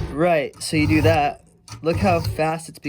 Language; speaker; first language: English; native; English